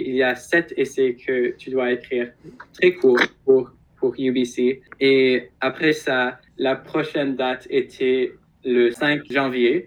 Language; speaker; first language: French; non-native, local second language; English